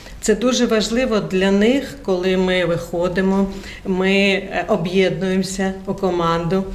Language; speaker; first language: Ukrainian; non-native, local second language; Russian